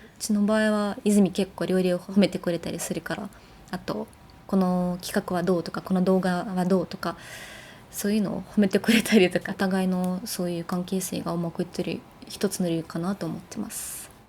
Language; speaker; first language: Japanese; non-native, fluent; Ukrainian